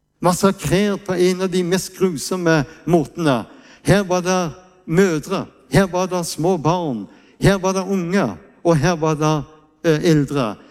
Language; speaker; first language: Norwegian; native; Norwegian